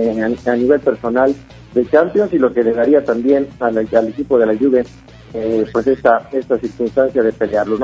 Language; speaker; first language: Spanish; native; Spanish